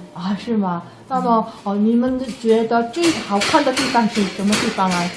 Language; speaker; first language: Chinese; non-native, learner; Korean